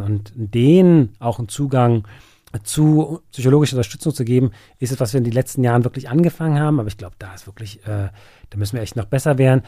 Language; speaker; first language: German; native; German